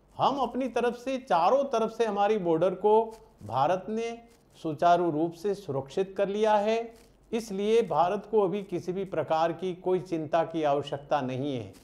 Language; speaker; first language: Hindi; non-native, local second language; Gujarati